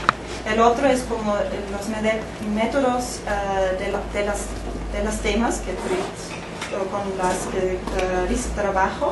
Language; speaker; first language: Spanish; non-native, fluent; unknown